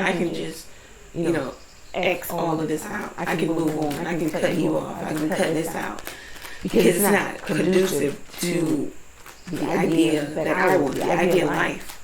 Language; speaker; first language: English; native; English